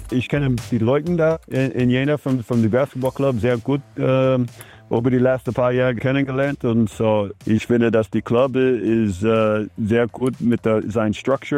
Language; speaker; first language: German; non-native, learner; English